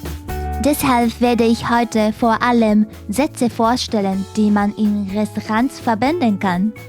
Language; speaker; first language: German; non-native, fluent; Japanese